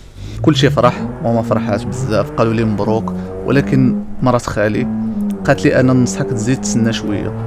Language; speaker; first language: Arabic; native; Arabic